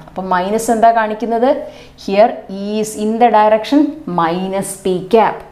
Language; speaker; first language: English; non-native, local second language; Malayalam